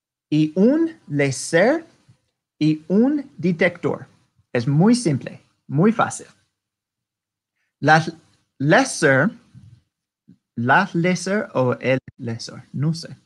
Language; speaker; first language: Spanish; non-native, learner; English